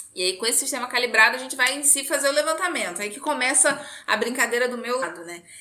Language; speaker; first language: Portuguese; native; Portuguese